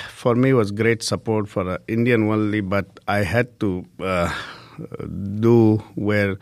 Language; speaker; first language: English; non-native, local second language; Hindi